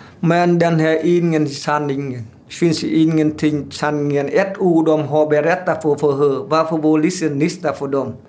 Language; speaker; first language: Swedish; non-native, learner; Vietnamese